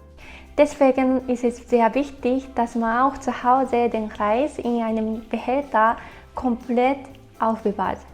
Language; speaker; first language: German; non-native, fluent; Japanese